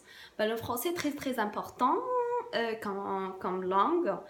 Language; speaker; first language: French; non-native, local second language; Arabic